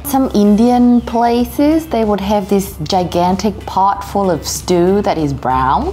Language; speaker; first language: English; non-native, fluent; Vietnamese